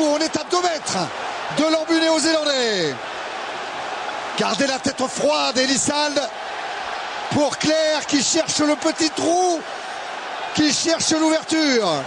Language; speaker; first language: French; native; French